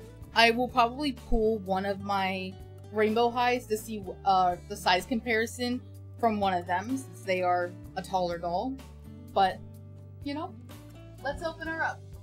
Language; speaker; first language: English; native; English